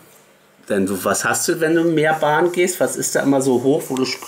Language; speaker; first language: German; native; German